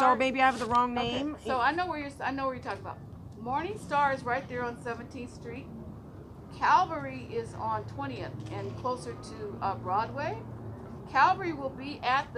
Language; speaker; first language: English; native; English